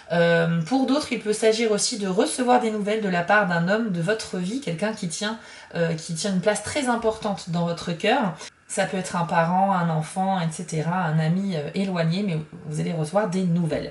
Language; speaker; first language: French; native; French